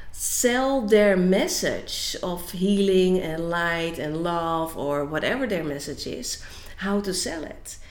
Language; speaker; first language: English; non-native, fluent; Dutch